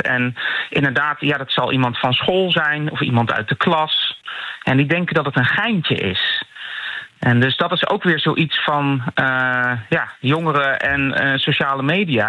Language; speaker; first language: Dutch; native; Dutch